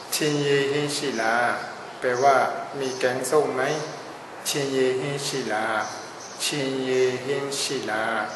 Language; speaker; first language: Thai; non-native, fluent; Burmese